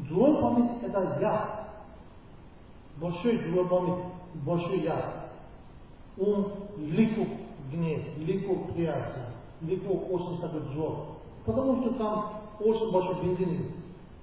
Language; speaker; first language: Russian; non-native, learner; Tibetan